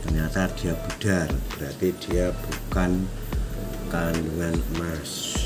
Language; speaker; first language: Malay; non-native, local second language; Javanese